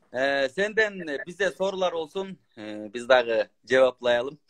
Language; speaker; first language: Turkish; non-native, learner; Kyrgyz